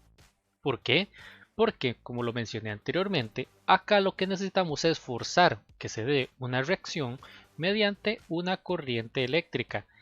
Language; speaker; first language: Spanish; native; Spanish